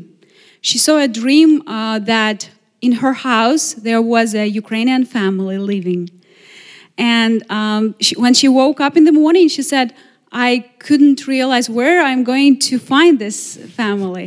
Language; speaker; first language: English; non-native, fluent; Ukrainian